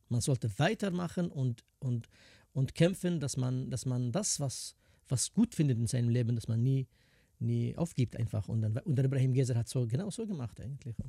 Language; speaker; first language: German; non-native, fluent; Kurdish